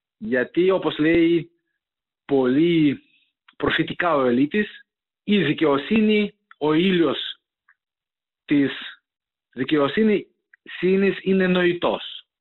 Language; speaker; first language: Greek; non-native, fluent; Ukrainian